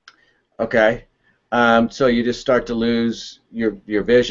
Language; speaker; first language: English; native; English